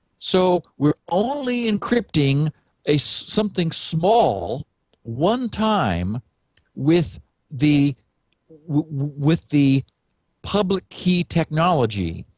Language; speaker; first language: English; native; English